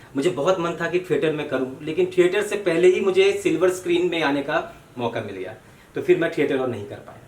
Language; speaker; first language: Hindi; non-native, local second language; Bangla